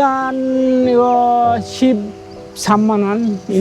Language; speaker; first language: Korean; non-native, learner; Bangla